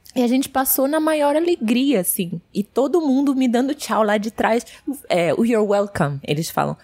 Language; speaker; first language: Portuguese; early bilingual, heritage; Portuguese